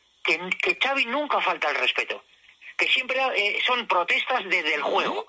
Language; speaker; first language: Spanish; native; Spanish